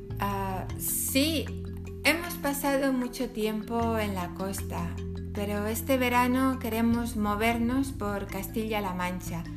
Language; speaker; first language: Spanish; non-native, learner; English